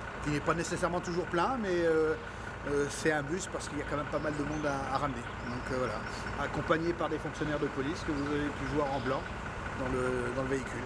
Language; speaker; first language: French; native; French